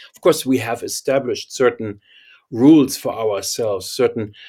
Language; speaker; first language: English; non-native, fluent; German